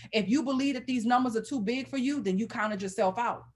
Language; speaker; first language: English; native; English